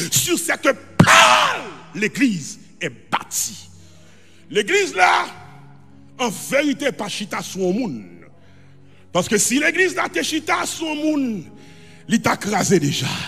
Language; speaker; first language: French; native; French